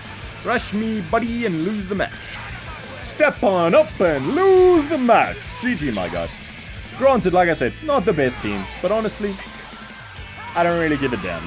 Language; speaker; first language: English; native; English